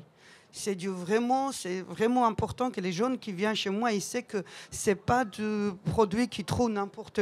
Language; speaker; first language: French; non-native, learner; Georgian